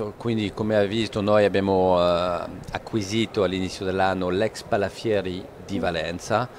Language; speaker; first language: Italian; non-native, fluent; French